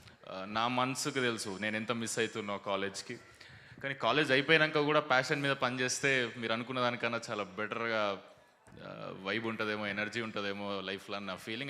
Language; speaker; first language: Telugu; native; Telugu